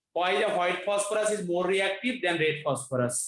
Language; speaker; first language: English; non-native, local second language; Bangla